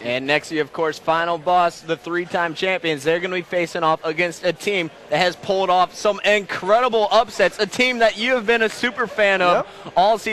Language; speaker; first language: English; native; English